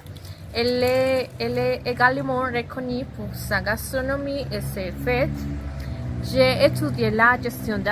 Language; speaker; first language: French; non-native, learner; Spanish